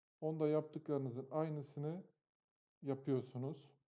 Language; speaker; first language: Turkish; native; Turkish